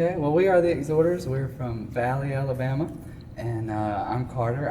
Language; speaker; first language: English; native; English